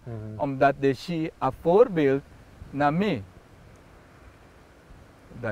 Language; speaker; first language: Dutch; non-native, local second language; Sranan Tongo